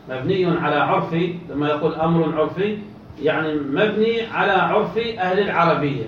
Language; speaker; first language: Arabic; native; Arabic